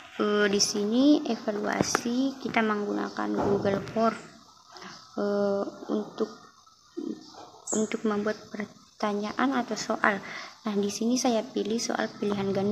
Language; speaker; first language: Indonesian; native; Indonesian